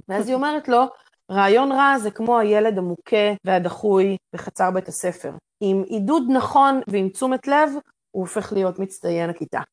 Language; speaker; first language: Hebrew; native; Hebrew